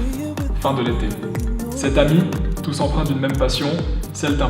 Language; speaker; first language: French; native; French